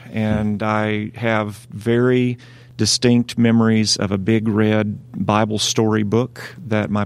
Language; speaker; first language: English; native; English